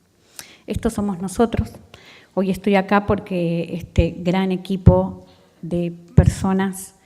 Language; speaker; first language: Spanish; native; Spanish